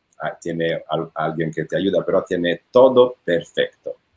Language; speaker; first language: Spanish; non-native, fluent; Italian